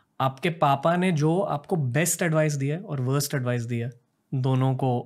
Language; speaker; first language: Hindi; non-native, local second language; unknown